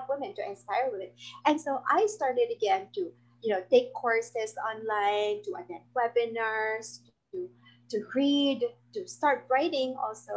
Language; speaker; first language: English; non-native, local second language; Filipino